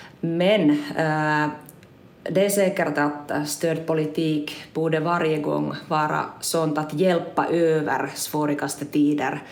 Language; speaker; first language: Swedish; non-native, local second language; Finnish